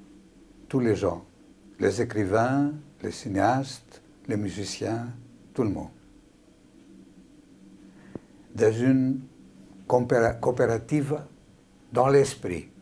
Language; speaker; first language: French; non-native, fluent; Greek